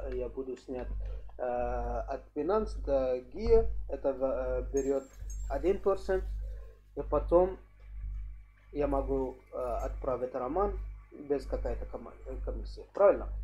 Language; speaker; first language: Russian; non-native, learner; English